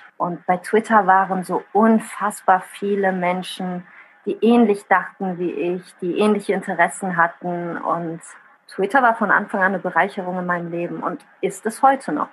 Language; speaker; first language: German; early bilingual, other home language; Italian